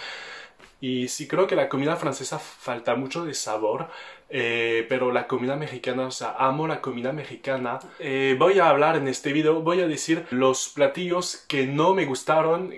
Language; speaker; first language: Spanish; non-native, fluent; French